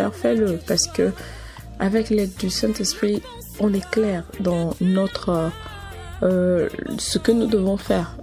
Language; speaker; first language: French; non-native, local second language; Ewe